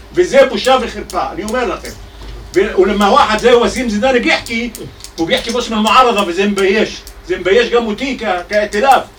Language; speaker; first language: Hebrew; non-native, local second language; Arabic